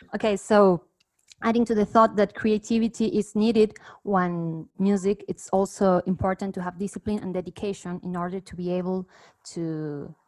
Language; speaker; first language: English; non-native, fluent; Spanish